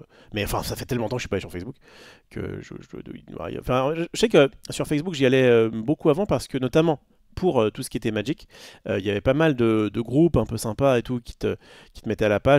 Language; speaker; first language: French; native; French